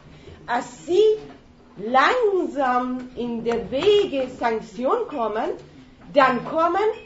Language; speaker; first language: German; non-native, fluent; Persian